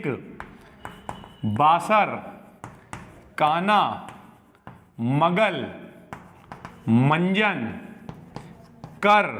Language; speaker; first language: Hindi; native; Hindi